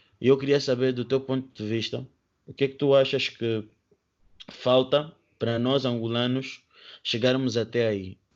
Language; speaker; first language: Portuguese; native; Portuguese